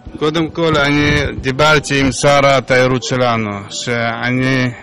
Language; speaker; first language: Hebrew; early bilingual, other home language; Russian